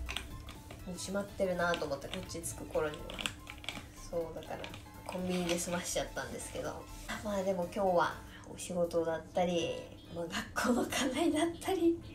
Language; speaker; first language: Japanese; native; Japanese